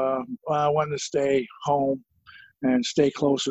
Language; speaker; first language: English; native; English